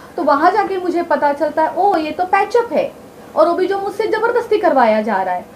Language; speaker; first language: Hindi; non-native, local second language; Marathi